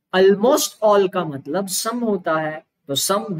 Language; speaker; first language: Hindi; non-native, local second language; Marathi